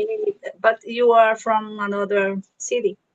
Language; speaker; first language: English; non-native, learner; Portuguese